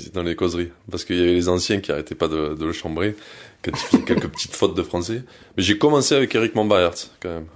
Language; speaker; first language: French; native; French